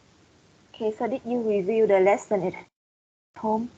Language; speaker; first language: English; non-native, fluent; Vietnamese